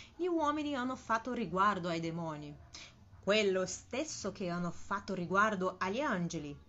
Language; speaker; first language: Italian; non-native, learner; Portuguese